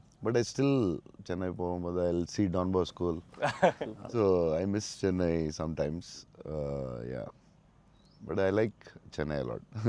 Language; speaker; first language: Tamil; non-native, local second language; Telugu